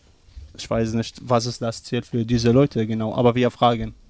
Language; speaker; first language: German; non-native, learner; Arabic